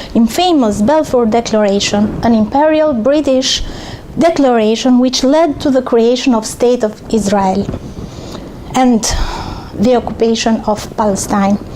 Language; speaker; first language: English; non-native, fluent; Albanian